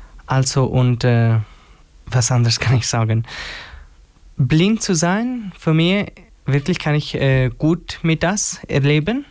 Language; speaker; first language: German; non-native, learner; Albanian